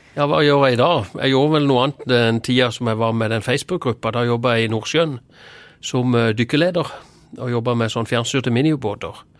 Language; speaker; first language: Norwegian; native; Norwegian